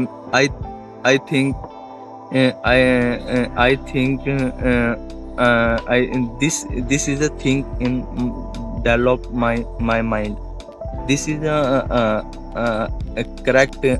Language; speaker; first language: English; non-native, learner; Hindi